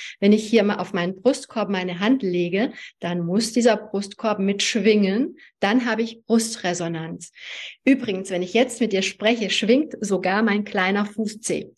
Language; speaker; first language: German; early bilingual, other home language; Hungarian